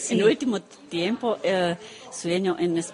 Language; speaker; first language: Spanish; non-native, learner; Romanian